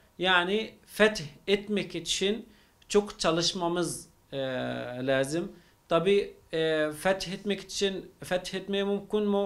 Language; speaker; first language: Turkish; non-native, fluent; Arabic